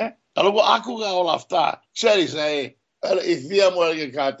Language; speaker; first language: Greek; early bilingual, heritage; Greek